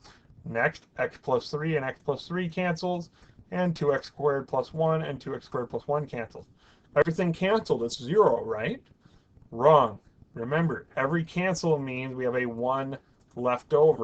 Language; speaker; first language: English; native; English